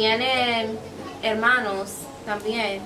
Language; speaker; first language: Spanish; non-native, fluent; English